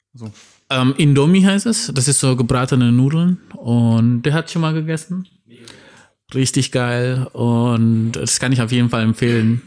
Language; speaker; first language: German; non-native, fluent; Indonesian